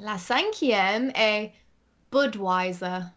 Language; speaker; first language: French; non-native, fluent; English